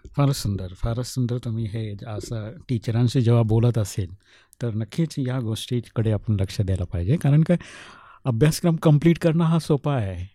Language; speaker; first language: Marathi; non-native, local second language; Hindi